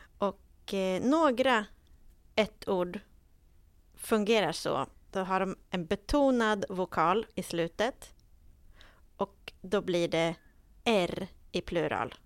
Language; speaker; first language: Swedish; native; Swedish